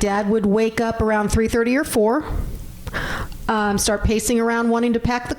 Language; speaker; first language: English; native; English